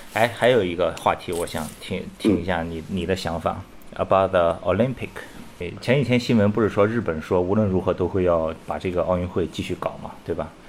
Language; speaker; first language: Chinese; native; Chinese